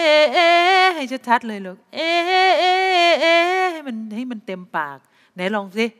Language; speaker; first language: Thai; native; Thai